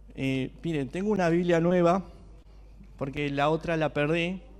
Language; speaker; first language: Spanish; native; Spanish